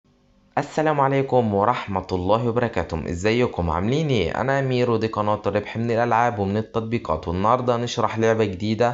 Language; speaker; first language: Arabic; native; Arabic